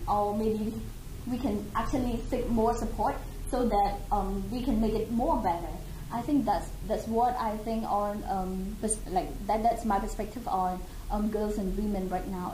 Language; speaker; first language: English; non-native, fluent; Khmer